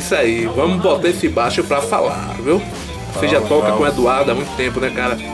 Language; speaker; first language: Portuguese; native; Portuguese